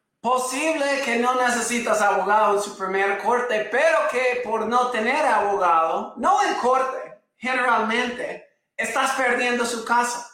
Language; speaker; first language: Spanish; non-native, fluent; English